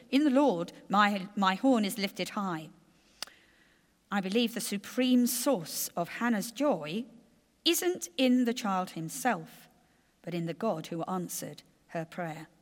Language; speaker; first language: English; native; English